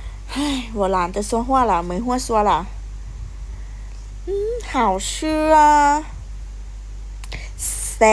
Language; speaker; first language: Chinese; non-native, learner; Lao